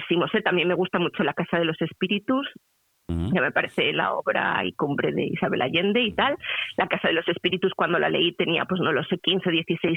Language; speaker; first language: Spanish; native; Spanish